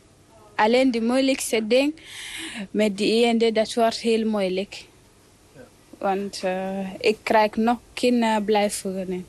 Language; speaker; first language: Dutch; non-native, learner; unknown